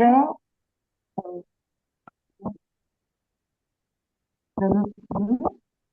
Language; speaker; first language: French; non-native, learner; Spanish